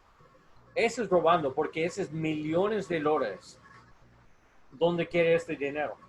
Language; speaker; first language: Spanish; non-native, learner; English